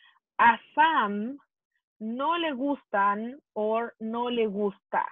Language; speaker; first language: Spanish; non-native, fluent; English